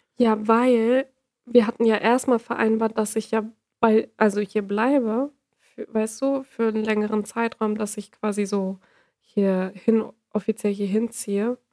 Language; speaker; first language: German; native; German